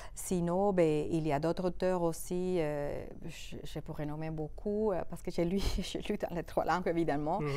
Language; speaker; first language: French; non-native, fluent; Spanish